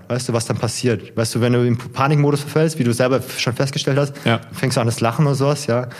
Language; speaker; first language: German; early bilingual, other home language; Korean